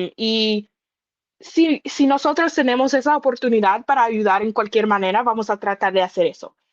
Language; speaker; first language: Spanish; early bilingual, other home language; English